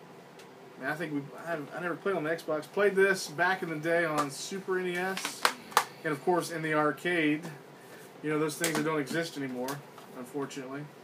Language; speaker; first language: English; native; English